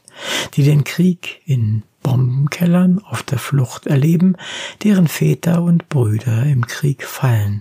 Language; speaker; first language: German; native; German